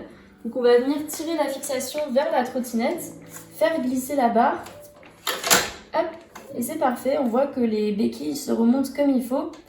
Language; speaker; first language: French; native; French